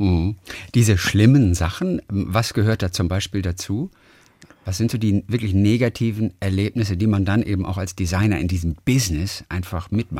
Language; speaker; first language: German; native; German